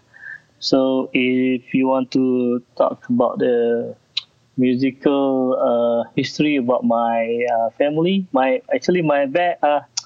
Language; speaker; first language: English; non-native, local second language; Malay